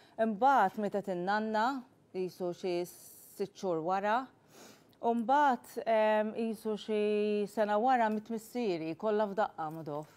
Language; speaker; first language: Maltese; native; Maltese